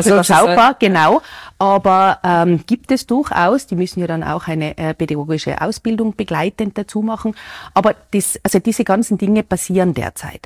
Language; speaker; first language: German; native; German